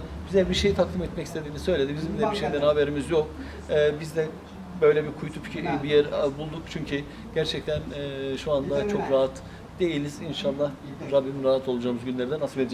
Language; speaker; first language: Turkish; native; Turkish